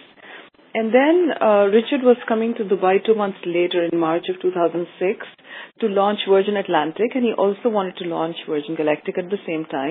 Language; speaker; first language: English; non-native, local second language; Urdu